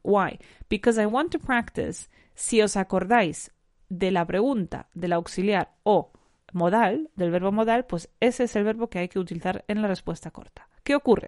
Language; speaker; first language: Spanish; native; Spanish